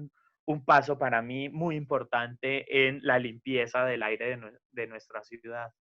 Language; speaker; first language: Spanish; native; Spanish